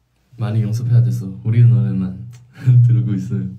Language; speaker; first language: Korean; non-native, fluent; Chinese